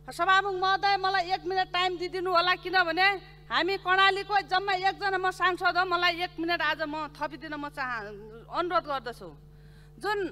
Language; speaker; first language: Nepali; native; Nepali